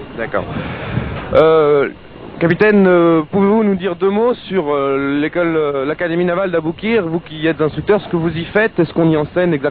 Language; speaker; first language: French; native; French